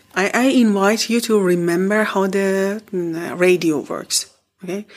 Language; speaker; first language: English; non-native, fluent; Persian